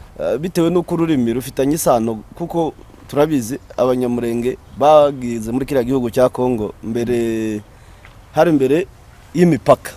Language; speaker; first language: Kinyarwanda; native; Kinyarwanda